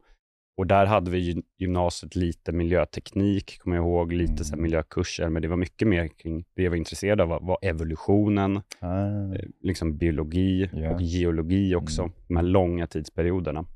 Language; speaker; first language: Swedish; native; Swedish